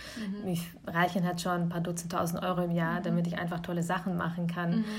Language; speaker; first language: German; early bilingual, other home language; Russian